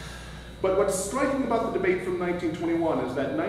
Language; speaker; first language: English; native; English